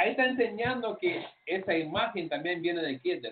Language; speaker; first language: Spanish; early bilingual, heritage; Spanish